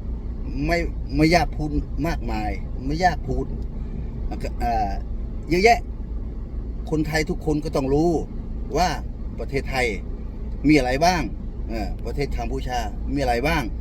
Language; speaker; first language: Thai; non-native, fluent; Khmer